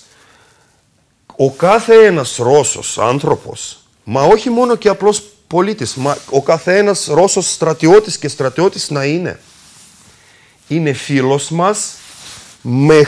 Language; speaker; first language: Greek; non-native, fluent; Russian